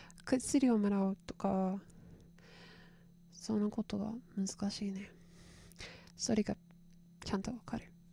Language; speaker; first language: Japanese; non-native, learner; English